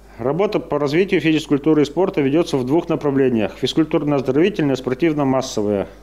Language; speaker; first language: Russian; native; Russian